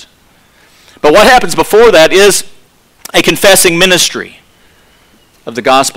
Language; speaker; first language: English; native; English